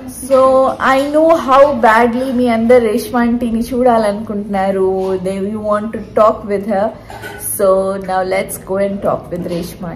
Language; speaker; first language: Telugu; non-native, local second language; Urdu